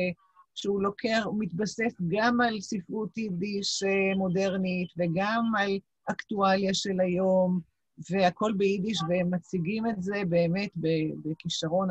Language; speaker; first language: Hebrew; non-native, local second language; Yiddish